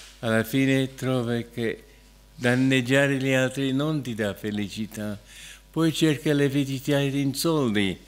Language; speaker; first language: Italian; non-native, fluent; English